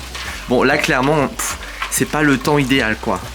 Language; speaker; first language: French; native; French